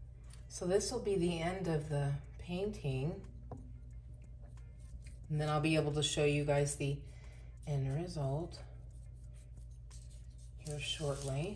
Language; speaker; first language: English; native; English